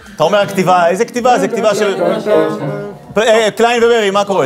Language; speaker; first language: Hebrew; native; Hebrew